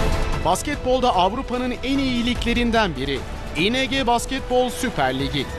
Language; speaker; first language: Turkish; native; Turkish